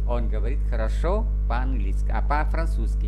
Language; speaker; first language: Russian; non-native, fluent; Vietnamese